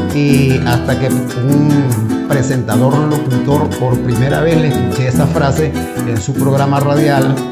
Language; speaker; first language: Spanish; native; Spanish